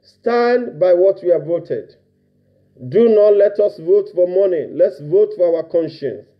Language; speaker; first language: English; non-native, local second language; Yoruba